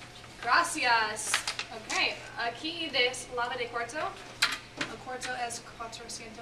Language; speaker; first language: Spanish; non-native, learner; English